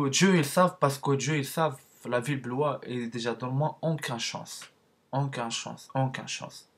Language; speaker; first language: French; non-native, learner; Arabic